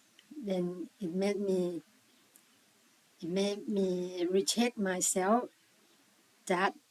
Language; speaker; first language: English; non-native, learner; Thai